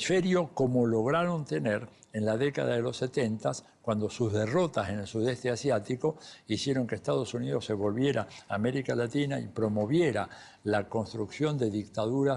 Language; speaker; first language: Spanish; native; Spanish